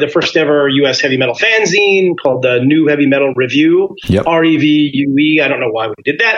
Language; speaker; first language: English; native; English